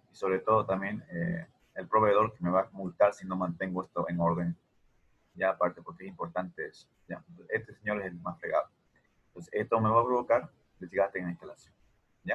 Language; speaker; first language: Spanish; native; Spanish